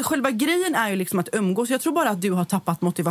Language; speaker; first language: Swedish; native; Swedish